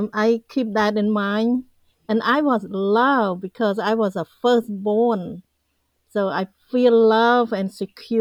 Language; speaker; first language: English; non-native, fluent; Khmer